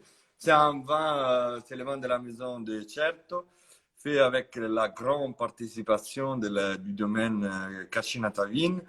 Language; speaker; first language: French; non-native, fluent; Italian